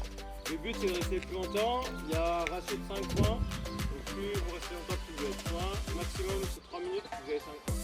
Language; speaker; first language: French; native; French